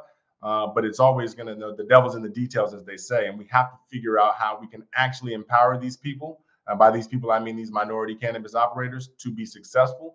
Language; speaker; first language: English; native; English